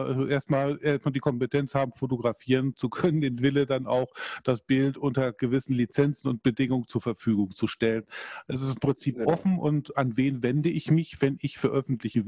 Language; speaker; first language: German; native; German